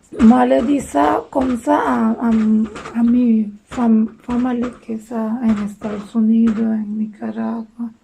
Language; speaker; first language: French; non-native, learner; Spanish